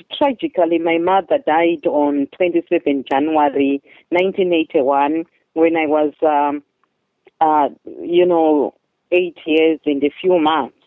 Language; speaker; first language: English; non-native, local second language; Shona